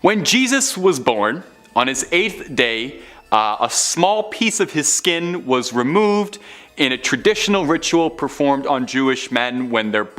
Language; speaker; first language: English; native; English